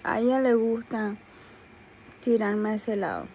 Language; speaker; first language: Spanish; native; Spanish